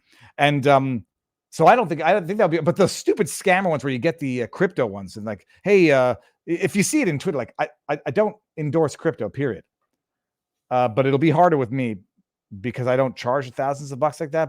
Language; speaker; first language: English; native; English